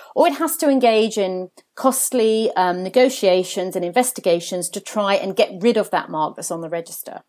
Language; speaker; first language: English; early bilingual, other home language; Italian